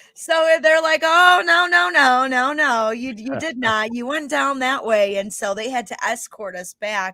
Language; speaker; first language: English; native; English